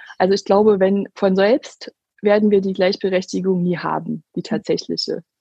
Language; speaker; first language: German; native; German